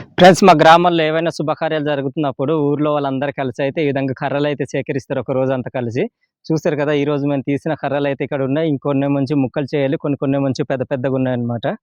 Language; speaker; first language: Telugu; non-native, local second language; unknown